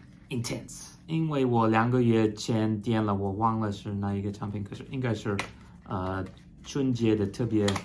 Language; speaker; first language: Chinese; non-native, fluent; English